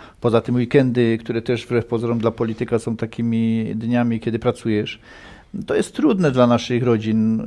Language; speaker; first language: Polish; native; Polish